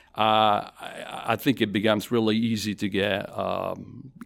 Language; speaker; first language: English; non-native, fluent; Italian